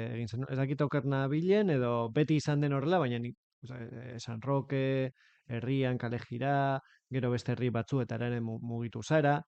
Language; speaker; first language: Basque; native; Basque